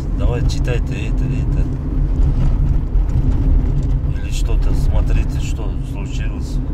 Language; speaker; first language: Russian; non-native, learner; Uzbek